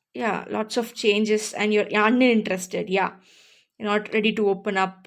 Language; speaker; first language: English; non-native, local second language; Tamil